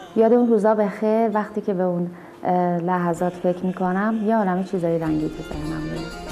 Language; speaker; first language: Persian; native; Persian